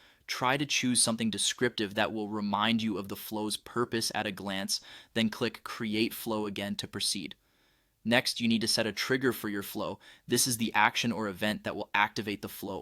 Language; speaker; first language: English; native; English